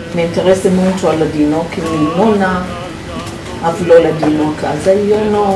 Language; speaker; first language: Spanish; non-native, learner; Hebrew